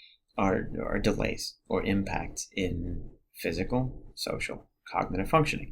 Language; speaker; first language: English; native; English